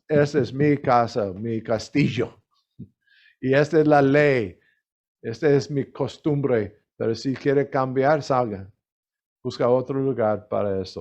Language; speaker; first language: Spanish; non-native, learner; English